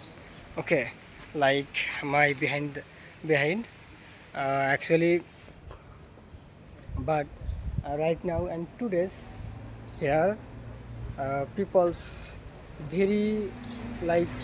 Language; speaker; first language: English; non-native, learner; Bangla